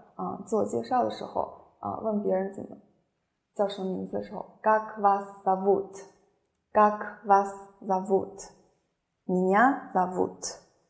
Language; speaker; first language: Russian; non-native, fluent; Chinese